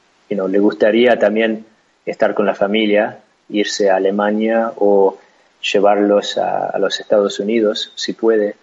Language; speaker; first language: Spanish; non-native, fluent; English